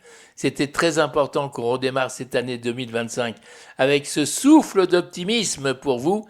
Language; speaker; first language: French; native; French